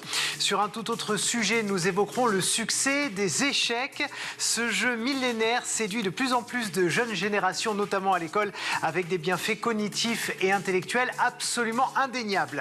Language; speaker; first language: French; native; French